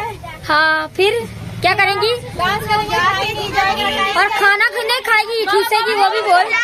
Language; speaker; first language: Hindi; non-native, local second language; Bangla